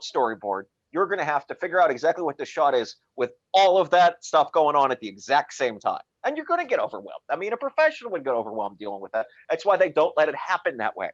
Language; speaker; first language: English; native; English